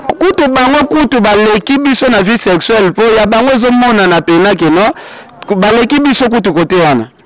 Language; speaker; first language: Lingala; native; Lingala